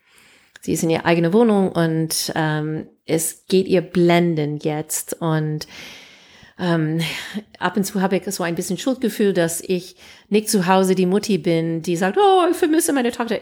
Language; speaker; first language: German; non-native, fluent; English